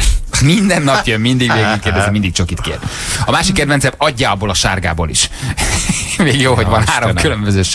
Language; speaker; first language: Hungarian; native; Hungarian